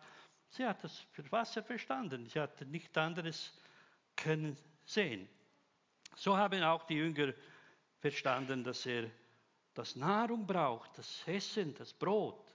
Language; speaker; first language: German; non-native, fluent; Croatian